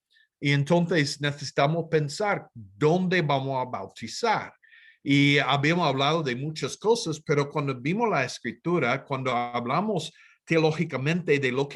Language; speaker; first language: Spanish; non-native, fluent; English